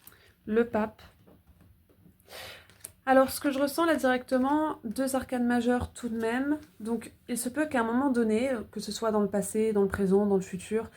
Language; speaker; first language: French; native; French